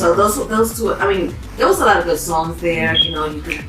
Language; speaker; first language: English; native; English